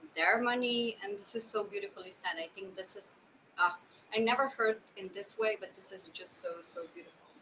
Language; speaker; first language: English; non-native, fluent; Slovenian